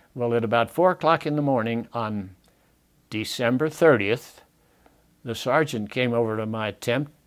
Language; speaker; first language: English; native; English